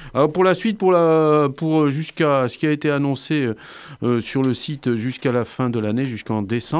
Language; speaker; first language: French; native; French